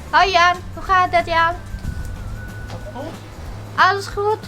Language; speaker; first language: Dutch; non-native, learner; Indonesian